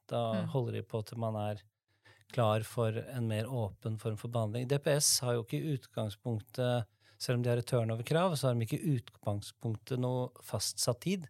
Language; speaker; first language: Norwegian; native; Norwegian